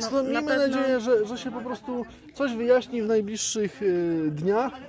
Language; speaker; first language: Polish; native; Polish